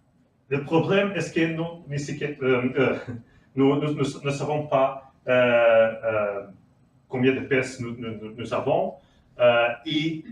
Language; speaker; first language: French; non-native, learner; Portuguese